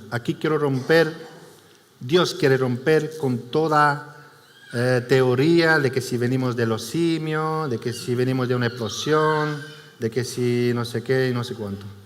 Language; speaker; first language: Spanish; non-native, fluent; Romanian